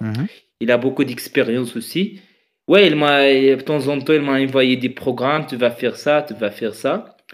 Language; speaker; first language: French; non-native, fluent; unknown